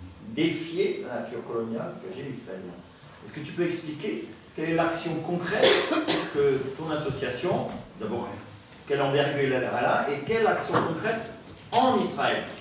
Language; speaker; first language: French; native; French